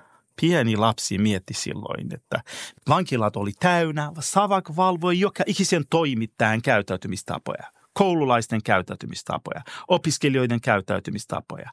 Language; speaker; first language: Finnish; non-native, fluent; Persian